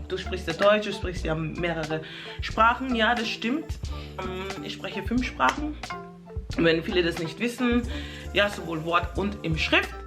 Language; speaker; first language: German; early bilingual, other home language; English